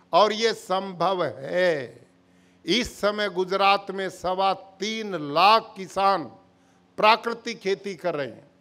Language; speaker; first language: Hindi; native; Hindi